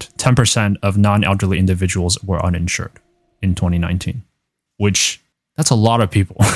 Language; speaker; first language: English; non-native, fluent; Chinese